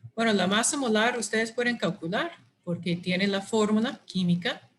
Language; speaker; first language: Spanish; non-native, fluent; English